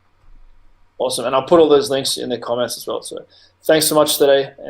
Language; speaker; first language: English; native; English